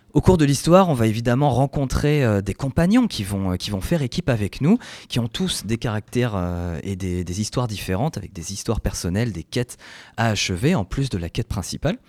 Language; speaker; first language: French; native; French